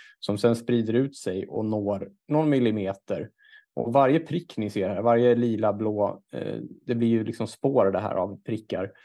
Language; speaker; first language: Swedish; native; Swedish